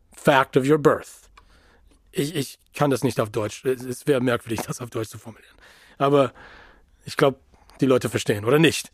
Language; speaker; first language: German; non-native, fluent; English